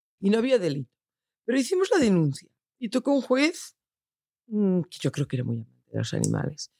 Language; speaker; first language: Spanish; non-native, local second language; Catalan